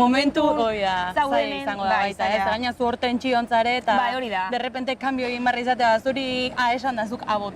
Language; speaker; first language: Basque; native; Basque